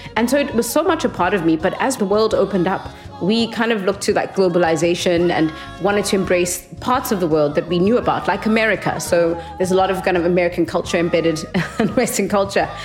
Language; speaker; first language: English; non-native, local second language; Xhosa